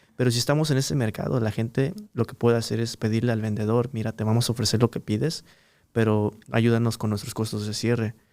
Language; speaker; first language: Spanish; early bilingual, heritage; Spanish